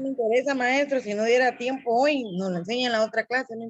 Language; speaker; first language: Spanish; native; Spanish